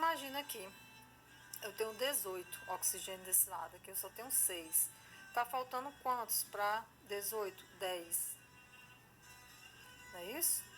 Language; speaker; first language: Portuguese; native; Portuguese